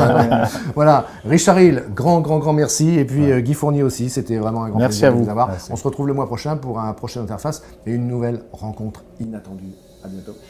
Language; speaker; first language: French; native; French